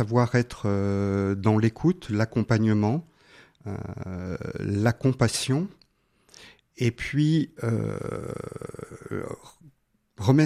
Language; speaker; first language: French; native; French